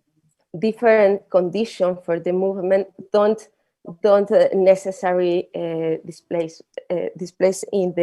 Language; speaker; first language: English; non-native, learner; Spanish